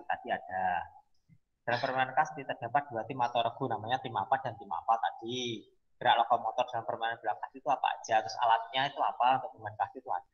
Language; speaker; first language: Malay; non-native, local second language; Javanese